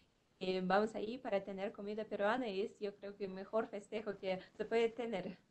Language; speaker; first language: Spanish; non-native, fluent; Russian